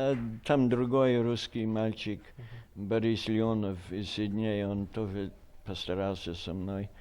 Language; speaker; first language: Russian; early bilingual, heritage; Russian